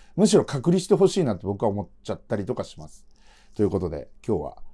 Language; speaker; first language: Japanese; native; Japanese